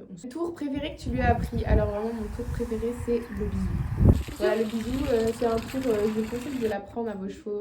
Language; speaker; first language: French; native; French